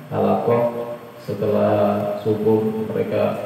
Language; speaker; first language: Indonesian; native; Indonesian